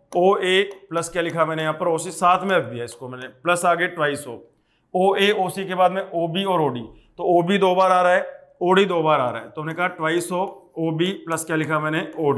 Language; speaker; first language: Hindi; native; Hindi